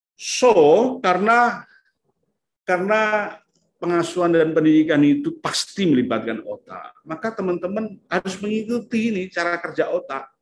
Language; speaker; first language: Indonesian; native; Indonesian